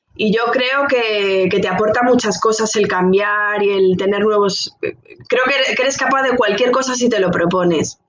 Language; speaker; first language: Spanish; native; Spanish